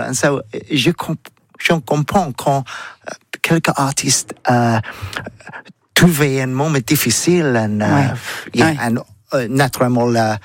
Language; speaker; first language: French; non-native, learner; English